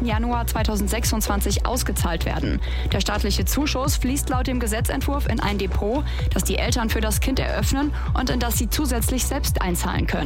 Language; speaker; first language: German; native; German